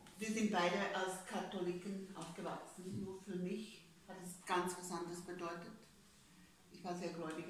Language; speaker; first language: German; non-native, fluent; English